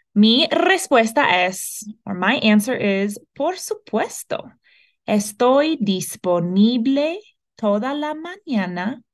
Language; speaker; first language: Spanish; non-native, fluent; English